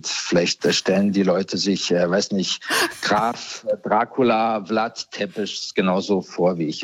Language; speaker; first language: German; early bilingual, other home language; Croatian